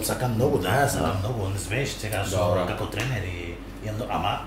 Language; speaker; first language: Macedonian; non-native, learner; Spanish